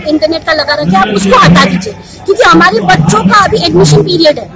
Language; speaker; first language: Hindi; non-native, local second language; Nepali